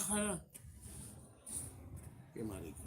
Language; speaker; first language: Spanish; non-native, learner; Romanian